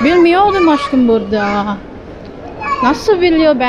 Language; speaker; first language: Turkish; non-native, learner; Indonesian